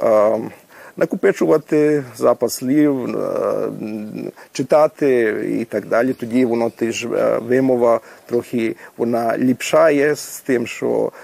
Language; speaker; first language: Ukrainian; early bilingual, heritage; Ukrainian